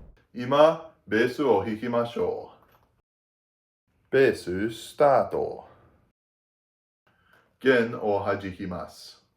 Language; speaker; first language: Japanese; non-native, learner; English